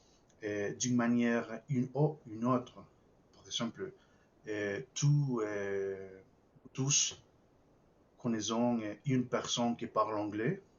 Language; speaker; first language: French; non-native, fluent; Spanish